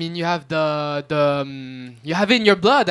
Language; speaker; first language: English; non-native, fluent; French